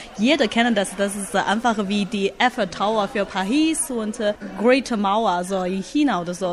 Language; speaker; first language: German; non-native, learner; Chinese